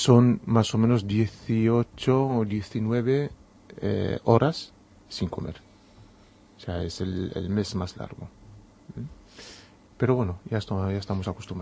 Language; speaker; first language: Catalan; non-native, learner; Arabic